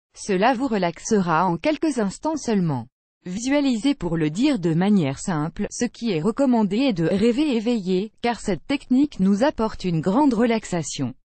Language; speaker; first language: French; native; French